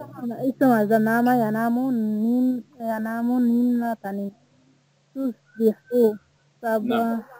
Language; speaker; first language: Arabic; non-native, learner; Bangla